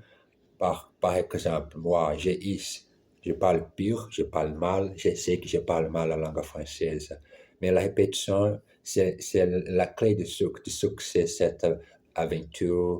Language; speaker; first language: French; non-native, learner; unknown